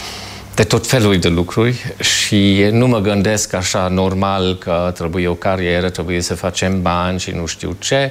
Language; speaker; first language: Romanian; non-native, fluent; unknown